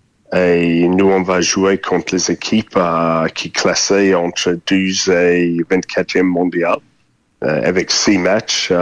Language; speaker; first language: French; non-native, fluent; English